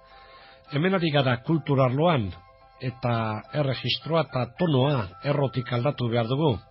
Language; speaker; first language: Basque; native; Basque